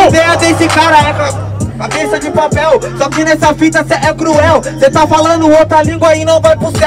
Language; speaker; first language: Portuguese; native; Portuguese